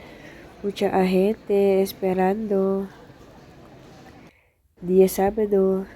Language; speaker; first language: Spanish; non-native, learner; Filipino